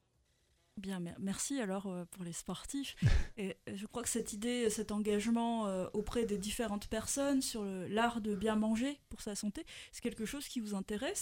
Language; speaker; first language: French; native; French